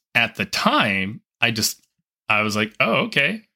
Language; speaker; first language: English; native; English